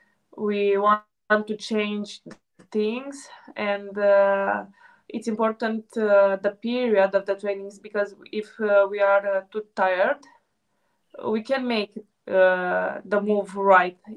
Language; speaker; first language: English; non-native, fluent; Romanian